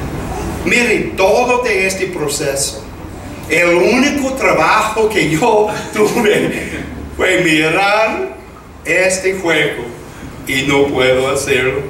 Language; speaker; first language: Spanish; non-native, fluent; English